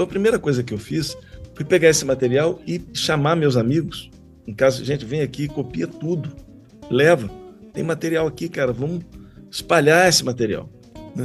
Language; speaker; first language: Portuguese; native; Portuguese